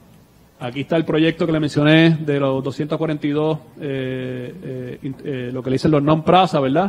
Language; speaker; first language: Spanish; native; Spanish